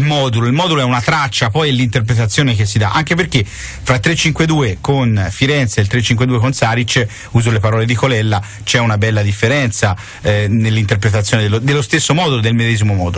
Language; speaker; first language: Italian; native; Italian